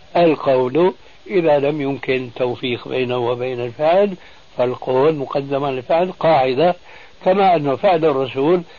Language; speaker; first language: Arabic; early bilingual, other home language; Albanian